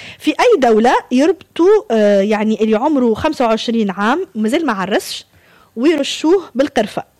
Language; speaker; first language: Arabic; native; Arabic